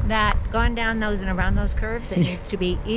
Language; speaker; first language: English; native; English